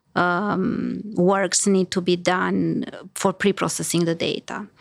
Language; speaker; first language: English; non-native, fluent; Romanian